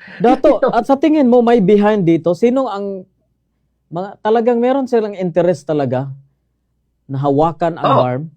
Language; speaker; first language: Filipino; native; Filipino